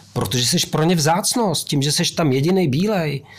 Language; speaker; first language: Czech; native; Czech